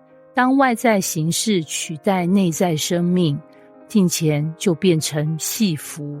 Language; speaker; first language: Chinese; native; Chinese